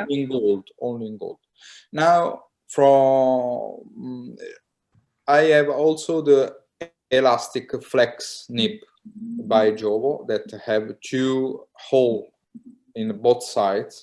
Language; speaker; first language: English; non-native, learner; Italian